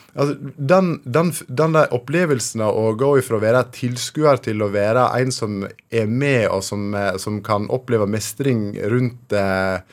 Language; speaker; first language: Norwegian; native; Norwegian